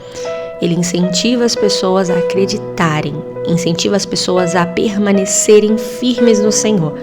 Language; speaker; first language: Portuguese; native; Portuguese